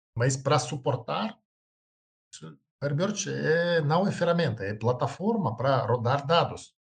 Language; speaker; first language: Portuguese; non-native, learner; Russian